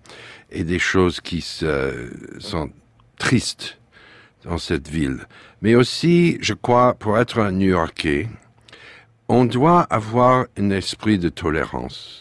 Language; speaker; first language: French; non-native, fluent; English